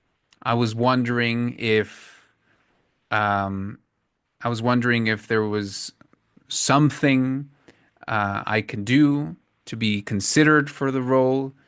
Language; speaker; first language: English; non-native, fluent; Spanish